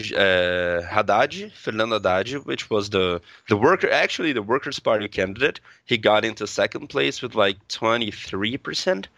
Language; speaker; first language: English; non-native, fluent; Portuguese